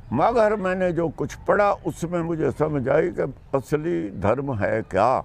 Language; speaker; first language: Hindi; non-native, local second language; Punjabi